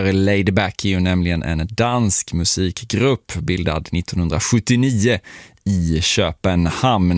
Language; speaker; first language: Swedish; native; Swedish